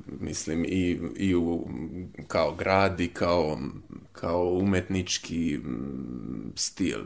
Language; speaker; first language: Serbian; non-native, local second language; Hungarian